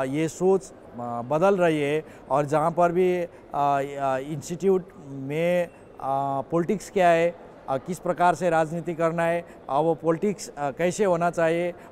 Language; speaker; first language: Hindi; non-native, local second language; Nepali